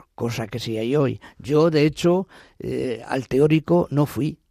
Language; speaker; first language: Spanish; native; Spanish